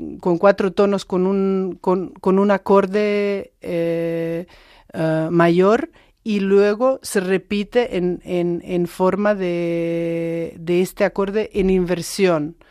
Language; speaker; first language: Spanish; non-native, fluent; Macedonian